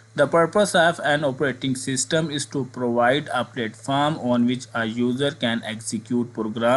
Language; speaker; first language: English; non-native, local second language; Urdu